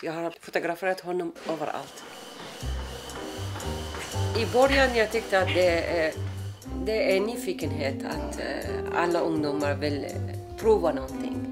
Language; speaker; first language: Swedish; non-native, fluent; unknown